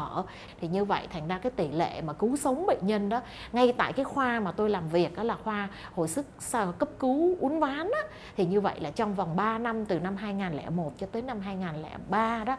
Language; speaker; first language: Vietnamese; native; Vietnamese